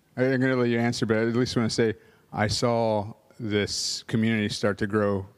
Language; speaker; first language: English; native; English